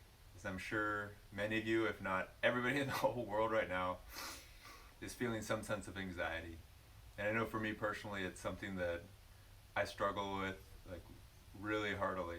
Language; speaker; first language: English; native; English